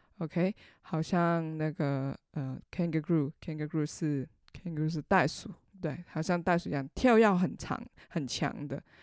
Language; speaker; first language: Chinese; non-native, local second language; Cantonese